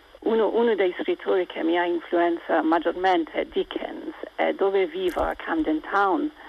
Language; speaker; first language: Italian; non-native, local second language; English